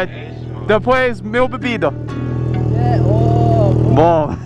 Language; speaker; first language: Portuguese; non-native, learner; English